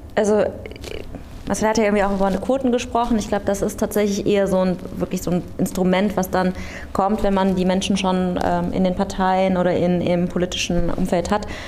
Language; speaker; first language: German; early bilingual, other home language; Korean